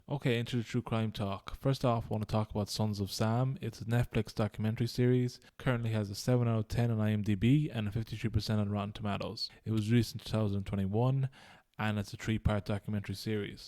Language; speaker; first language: English; native; English